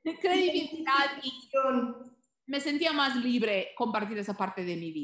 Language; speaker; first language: Spanish; early bilingual, heritage; Spanish